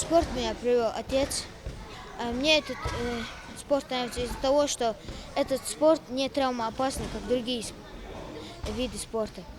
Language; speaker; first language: Russian; non-native, local second language; Ingush